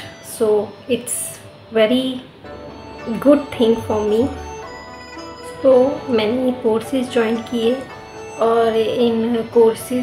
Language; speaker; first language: Hindi; native; Hindi